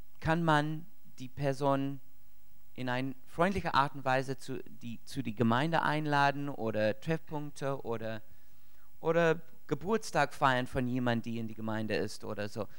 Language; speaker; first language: German; non-native, learner; English